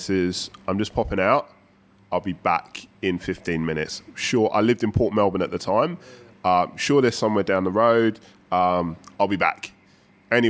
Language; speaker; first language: English; native; English